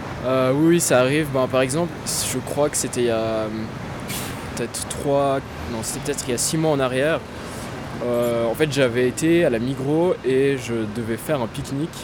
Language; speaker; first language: French; early bilingual, other home language; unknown